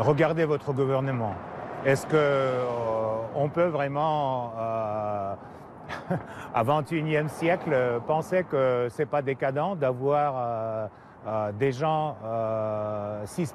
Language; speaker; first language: French; non-native, fluent; Russian